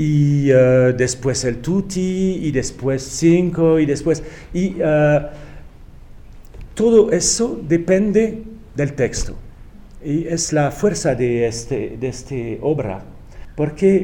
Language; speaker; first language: Spanish; non-native, fluent; French